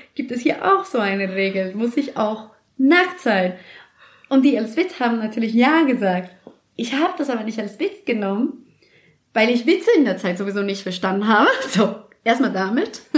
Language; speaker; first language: German; non-native, fluent; Spanish